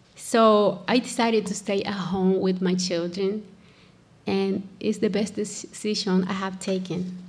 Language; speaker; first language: English; non-native, learner; Spanish